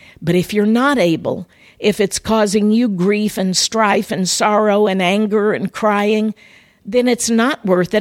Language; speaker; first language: English; native; English